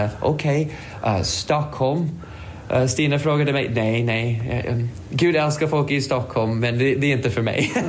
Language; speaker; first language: Swedish; non-native, fluent; English